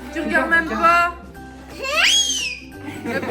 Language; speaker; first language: French; native; French